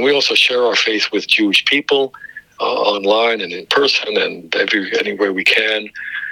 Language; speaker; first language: English; native; English